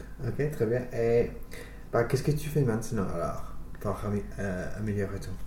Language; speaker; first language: French; non-native, fluent; English